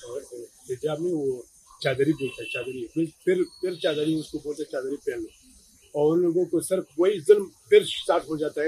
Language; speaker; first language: Hindi; non-native, fluent; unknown